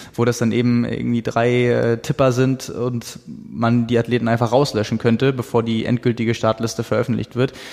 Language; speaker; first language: German; native; German